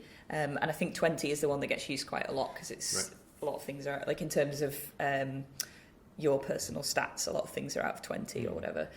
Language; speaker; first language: English; native; English